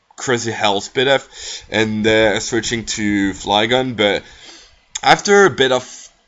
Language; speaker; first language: English; non-native, fluent; French